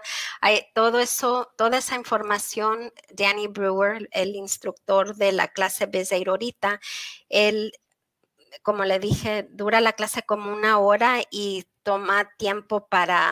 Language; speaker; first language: Spanish; early bilingual, heritage; Spanish